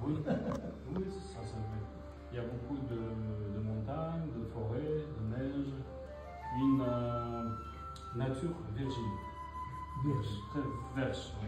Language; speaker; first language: French; non-native, fluent; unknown